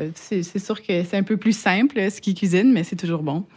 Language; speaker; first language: French; native; French